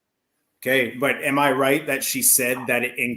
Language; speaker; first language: English; native; English